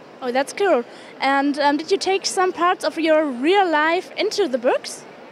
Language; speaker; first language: English; non-native, fluent; German